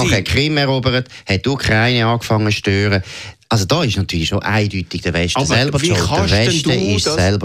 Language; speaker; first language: German; native; German